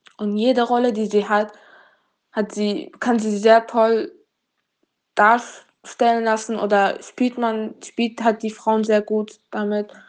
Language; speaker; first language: German; non-native, learner; Persian